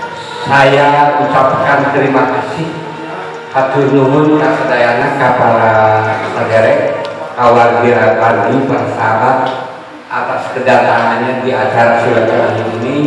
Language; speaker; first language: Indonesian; non-native, local second language; Sundanese